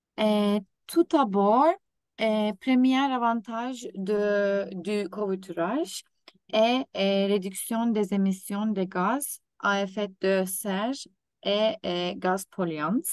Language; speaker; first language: French; non-native, learner; Turkish